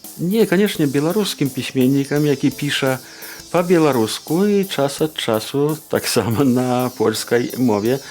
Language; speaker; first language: Belarusian; native; Belarusian